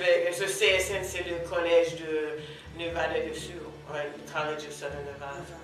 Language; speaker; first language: French; non-native, fluent; English